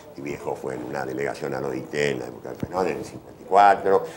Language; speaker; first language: Spanish; native; Spanish